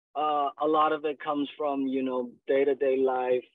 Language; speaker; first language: English; non-native, fluent; Chinese